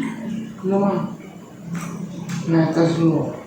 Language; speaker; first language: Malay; non-native, local second language; Javanese